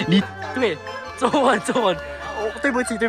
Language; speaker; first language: Chinese; non-native, local second language; English